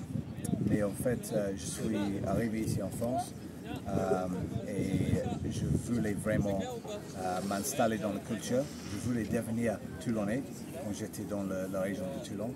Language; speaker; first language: French; non-native, fluent; English